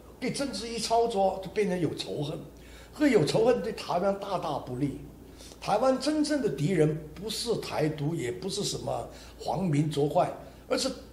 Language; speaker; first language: Chinese; non-native, local second language; Hakka Chinese